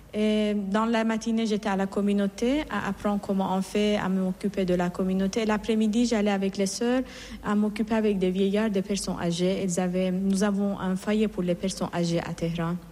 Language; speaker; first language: French; non-native, fluent; Persian